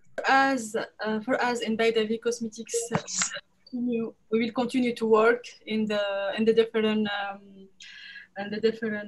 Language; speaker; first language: English; non-native, learner; French